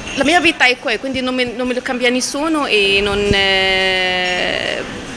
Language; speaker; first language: Italian; non-native, fluent; Arabic